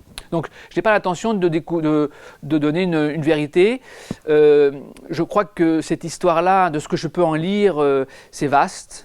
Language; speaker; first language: French; native; French